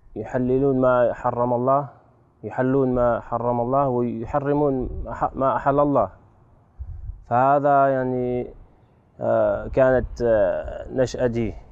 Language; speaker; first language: Arabic; non-native, fluent; French